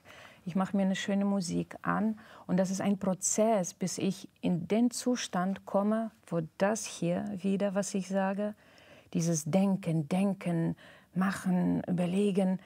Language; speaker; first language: German; non-native, fluent; Russian